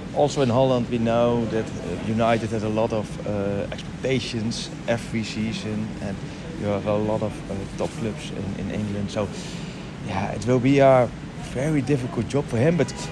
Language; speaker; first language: English; non-native, learner; Dutch